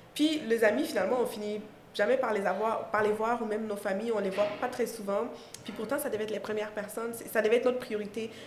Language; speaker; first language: French; non-native, local second language; Mossi